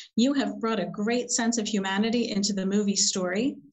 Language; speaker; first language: English; native; English